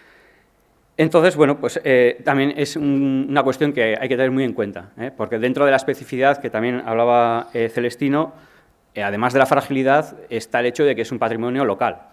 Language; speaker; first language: Spanish; native; Spanish